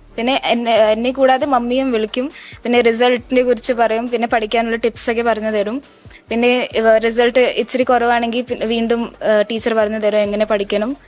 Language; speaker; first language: Malayalam; early bilingual, heritage; Malayalam